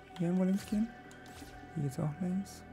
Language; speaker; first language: German; native; German